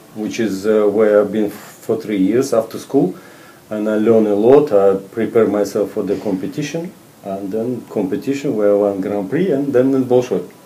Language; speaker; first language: English; non-native, fluent; Russian